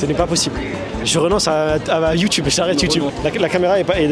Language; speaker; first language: French; native; French